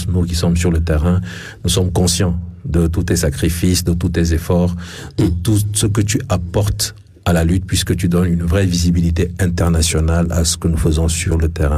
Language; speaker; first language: French; non-native, local second language; Ewe